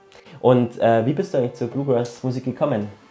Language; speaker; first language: German; native; German